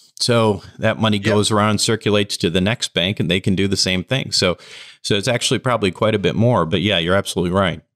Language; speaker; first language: English; native; English